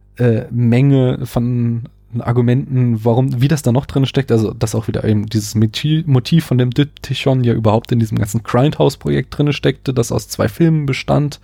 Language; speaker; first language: German; native; German